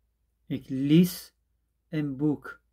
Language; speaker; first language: Dutch; non-native, fluent; Persian